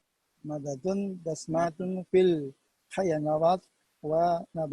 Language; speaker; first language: Arabic; non-native, learner; Indonesian